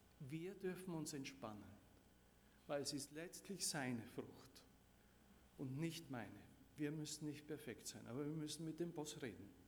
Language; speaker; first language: German; native; German